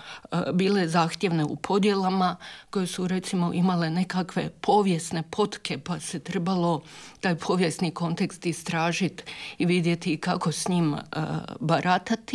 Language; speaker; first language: Serbian; native; Serbian